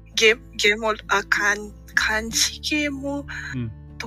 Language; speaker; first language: Japanese; non-native, learner; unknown